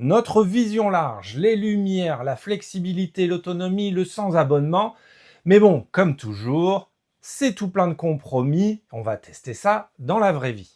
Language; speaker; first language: French; native; French